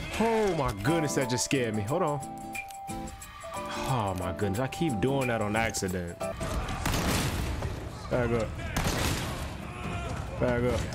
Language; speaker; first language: English; native; English